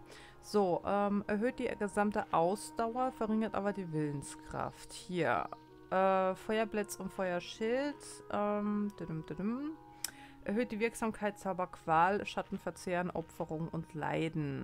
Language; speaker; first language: German; native; German